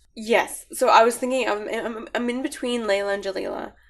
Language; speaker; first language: English; early bilingual, other home language; Arabic